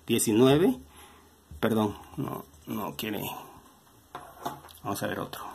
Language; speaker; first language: Spanish; native; Spanish